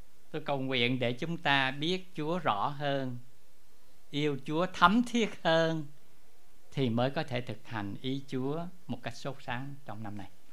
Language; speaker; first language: Vietnamese; native; Vietnamese